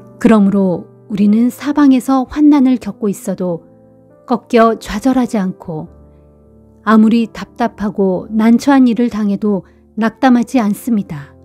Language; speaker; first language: Korean; native; Korean